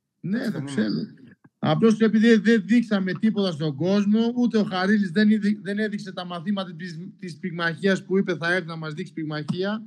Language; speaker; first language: Greek; non-native, local second language; Albanian